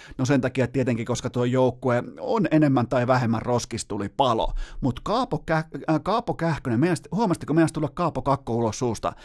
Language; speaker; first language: Finnish; native; Finnish